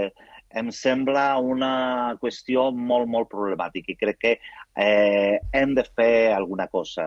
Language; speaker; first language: Catalan; non-native, local second language; Spanish